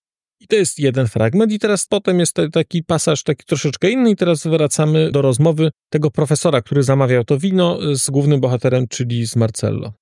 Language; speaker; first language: Polish; native; Polish